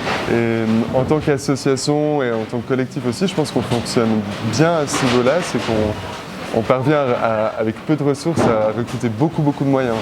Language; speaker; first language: French; native; French